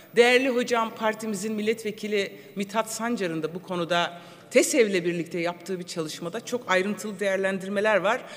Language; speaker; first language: Turkish; non-native, local second language; Kurdish